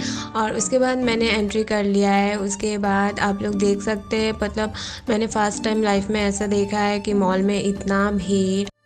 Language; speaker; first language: Hindi; non-native, local second language; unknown